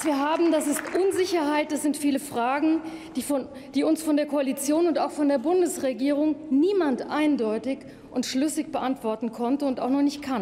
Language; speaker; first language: German; native; German